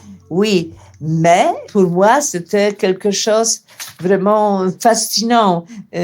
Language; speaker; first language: French; non-native, fluent; Polish